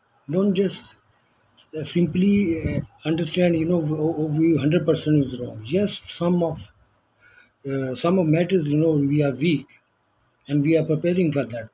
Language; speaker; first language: English; non-native, local second language; Urdu